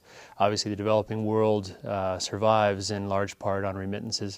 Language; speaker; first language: English; native; English